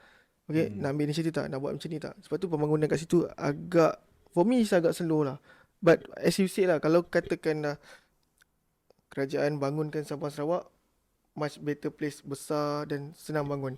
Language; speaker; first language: Malay; native; Malay